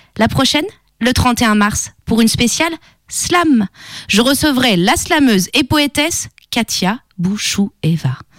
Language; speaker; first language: French; native; French